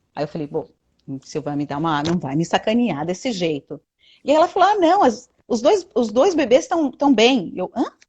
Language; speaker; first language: Portuguese; native; Portuguese